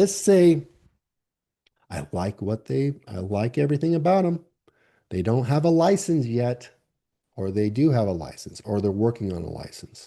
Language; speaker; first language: English; native; English